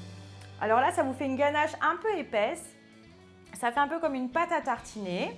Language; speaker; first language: French; native; French